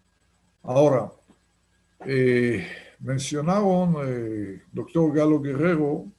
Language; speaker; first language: Spanish; non-native, fluent; Hebrew